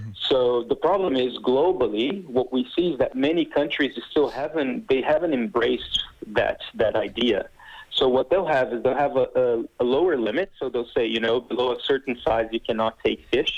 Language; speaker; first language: English; non-native, fluent; Portuguese